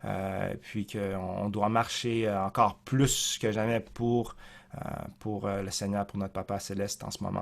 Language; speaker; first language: French; native; French